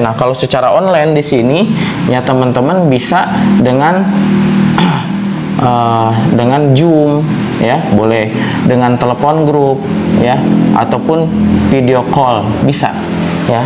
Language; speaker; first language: Indonesian; non-native, local second language; Sundanese